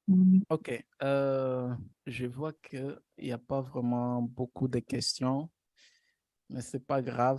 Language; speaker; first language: French; non-native, fluent; Portuguese